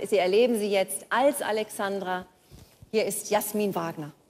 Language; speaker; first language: German; native; German